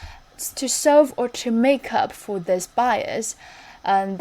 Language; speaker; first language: English; non-native, fluent; Chinese